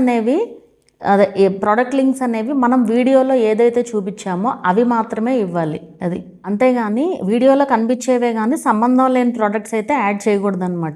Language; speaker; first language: Telugu; native; Telugu